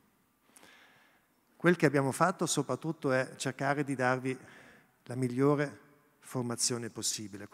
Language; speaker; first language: Italian; non-native, local second language; German